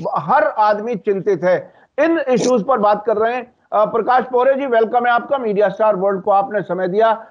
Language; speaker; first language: Hindi; native; Hindi